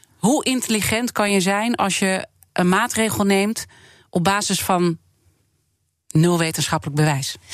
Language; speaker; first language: Dutch; native; Dutch